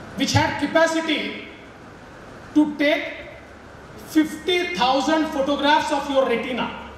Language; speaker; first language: English; non-native, local second language; Marathi